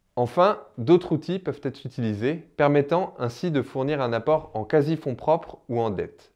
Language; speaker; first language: French; native; French